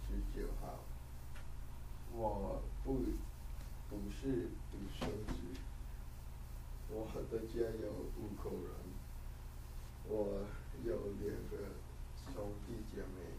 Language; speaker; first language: Chinese; non-native, learner; Thai